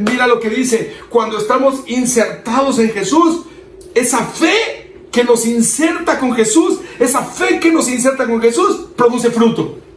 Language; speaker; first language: Spanish; native; Spanish